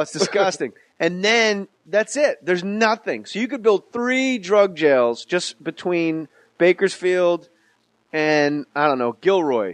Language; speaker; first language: English; native; English